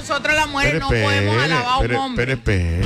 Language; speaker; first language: Spanish; native; Spanish